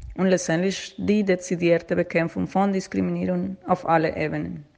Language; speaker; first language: German; non-native, fluent; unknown